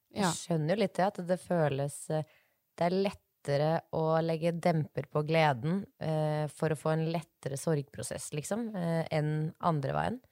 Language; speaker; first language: Norwegian; native; Norwegian